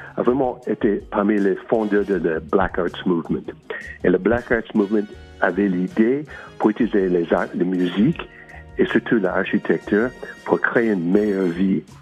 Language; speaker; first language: French; non-native, fluent; English